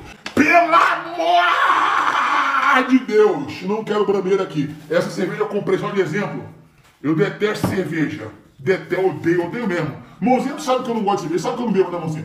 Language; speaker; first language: Portuguese; native; Portuguese